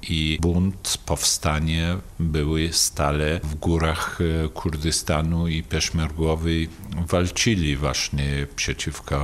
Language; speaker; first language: Polish; non-native, fluent; Kurdish